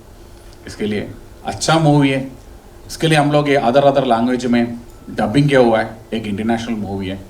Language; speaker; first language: Hindi; non-native, local second language; Malayalam